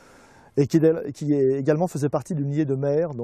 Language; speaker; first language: French; native; French